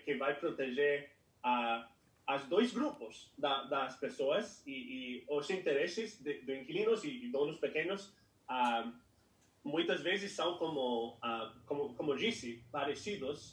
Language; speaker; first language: Portuguese; non-native, fluent; English